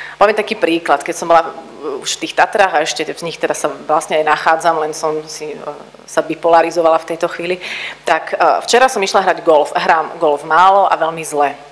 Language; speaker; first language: Slovak; native; Slovak